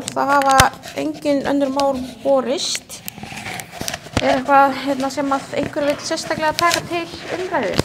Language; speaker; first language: Icelandic; native; Icelandic